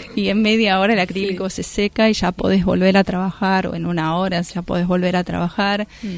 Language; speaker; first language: Spanish; native; Spanish